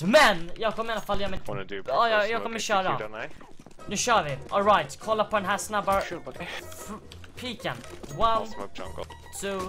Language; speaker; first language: Swedish; native; Swedish